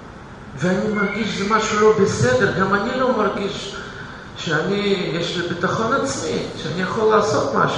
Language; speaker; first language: Hebrew; non-native, fluent; Russian